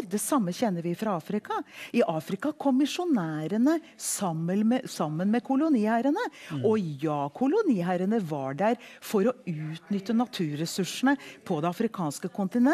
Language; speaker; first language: Norwegian; early bilingual, heritage; Norwegian